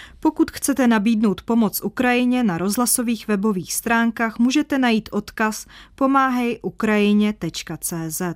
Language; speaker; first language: Czech; native; Czech